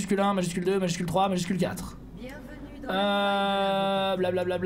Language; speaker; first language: French; native; French